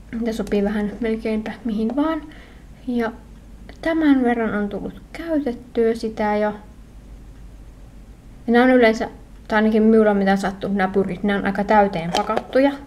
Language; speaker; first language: Finnish; native; Finnish